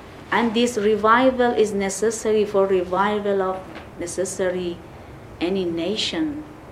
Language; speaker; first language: English; non-native, fluent; Persian